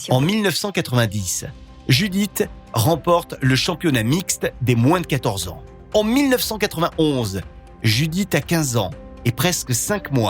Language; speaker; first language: French; native; French